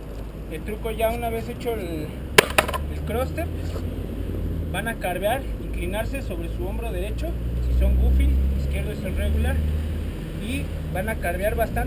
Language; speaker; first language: Spanish; native; Spanish